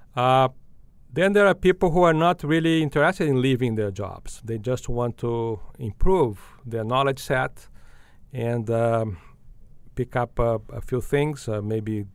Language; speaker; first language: English; non-native, fluent; Portuguese